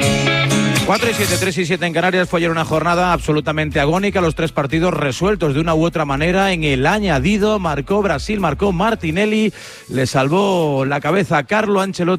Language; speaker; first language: Spanish; native; Spanish